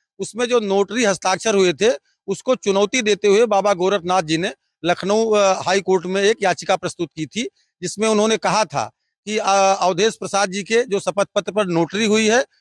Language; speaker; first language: Hindi; native; Hindi